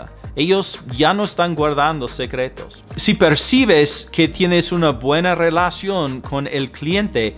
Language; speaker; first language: Spanish; non-native, fluent; English